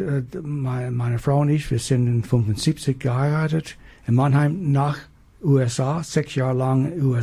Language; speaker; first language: German; non-native, learner; English